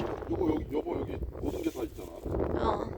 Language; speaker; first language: Korean; native; Korean